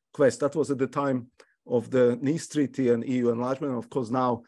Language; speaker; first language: English; non-native, fluent; Slovak